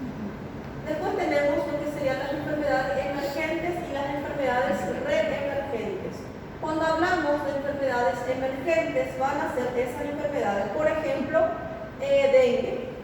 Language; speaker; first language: Spanish; native; Spanish